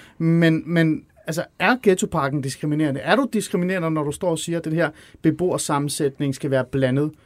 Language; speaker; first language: Danish; early bilingual, other home language; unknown